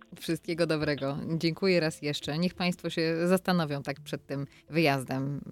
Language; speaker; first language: Polish; native; Polish